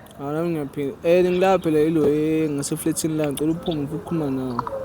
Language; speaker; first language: Zulu; native; Zulu